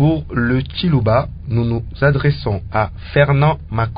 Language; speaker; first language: French; non-native, local second language; Lingala